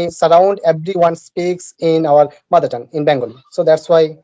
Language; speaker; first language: English; non-native, learner; Bangla